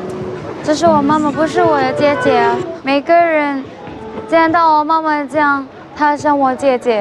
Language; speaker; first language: Chinese; non-native, learner; Malay